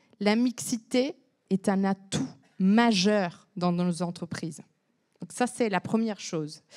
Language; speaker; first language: French; non-native, fluent; Spanish